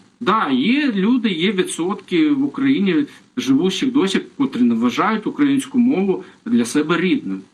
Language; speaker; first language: Ukrainian; non-native, local second language; Russian